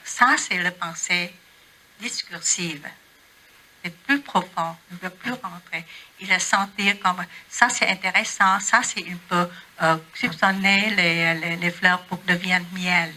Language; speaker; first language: French; non-native, learner; Vietnamese